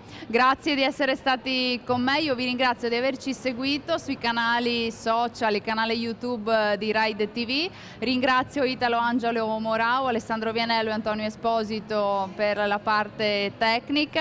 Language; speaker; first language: Italian; native; Italian